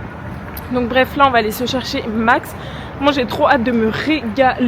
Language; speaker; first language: French; native; French